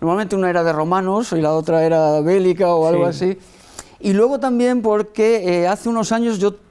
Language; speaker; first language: Spanish; native; Spanish